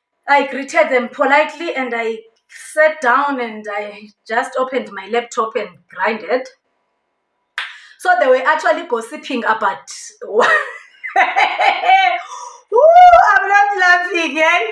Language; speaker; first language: English; non-native, local second language; Xhosa